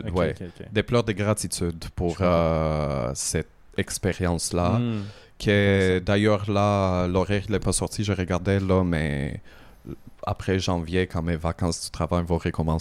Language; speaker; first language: French; native; French